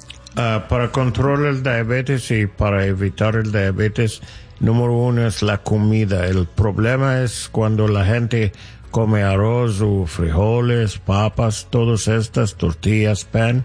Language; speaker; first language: Spanish; non-native, fluent; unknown